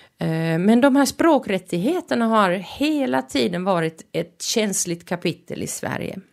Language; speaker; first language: Swedish; non-native, local second language; Finnish